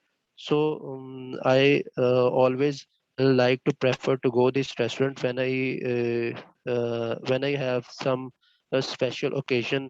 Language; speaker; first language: English; non-native, learner; Bangla